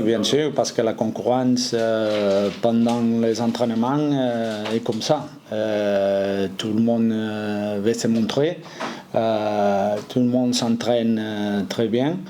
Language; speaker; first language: French; non-native, fluent; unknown